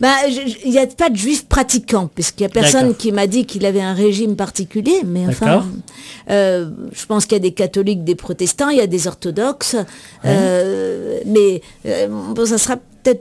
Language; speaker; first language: French; native; French